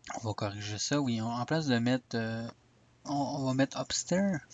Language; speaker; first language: French; native; French